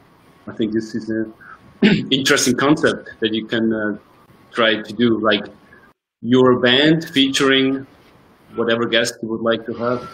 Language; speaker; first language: English; non-native, fluent; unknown